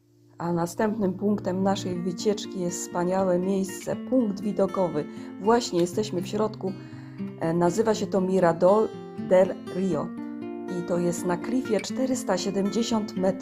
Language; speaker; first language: Polish; native; Polish